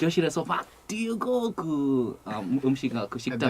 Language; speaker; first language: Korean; non-native, fluent; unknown